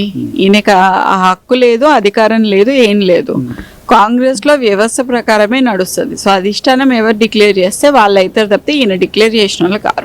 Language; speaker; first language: Telugu; native; Telugu